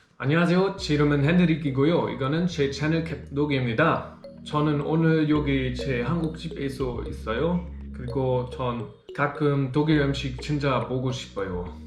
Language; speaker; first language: Korean; non-native, learner; German